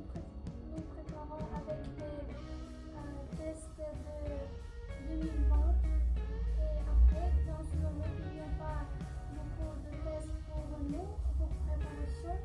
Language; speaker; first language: French; non-native, learner; Uzbek